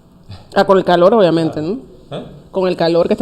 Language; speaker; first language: Spanish; native; Spanish